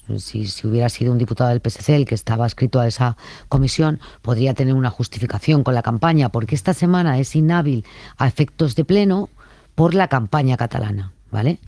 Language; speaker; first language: Spanish; native; Spanish